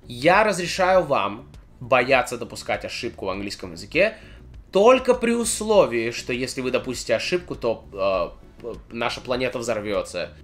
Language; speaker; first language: Russian; native; Russian